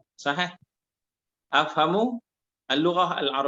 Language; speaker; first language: Arabic; non-native, fluent; Malay